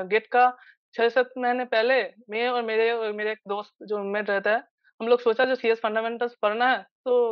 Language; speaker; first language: Hindi; non-native, local second language; Bangla